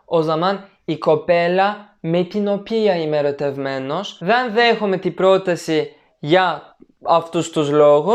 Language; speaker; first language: Greek; non-native, fluent; Turkish